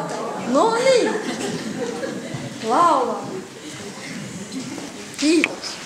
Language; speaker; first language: Finnish; non-native, learner; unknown